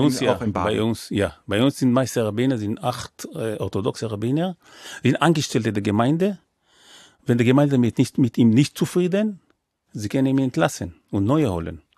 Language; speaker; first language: German; non-native, fluent; Hebrew